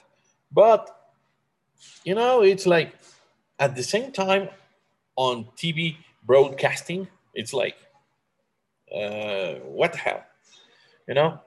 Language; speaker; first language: English; non-native, learner; Spanish